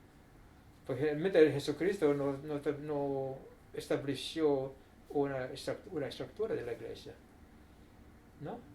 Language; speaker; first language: Spanish; non-native, fluent; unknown